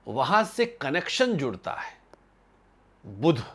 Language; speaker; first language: Hindi; native; Hindi